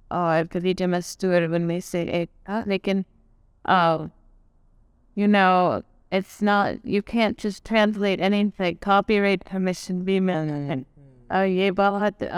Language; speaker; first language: Urdu; non-native, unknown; English